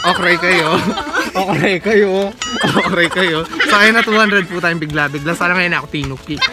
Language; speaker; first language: Filipino; non-native, local second language; Pampanga